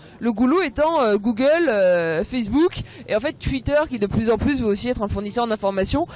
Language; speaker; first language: French; native; French